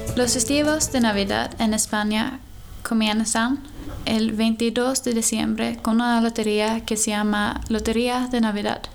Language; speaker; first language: Spanish; non-native, learner; Swedish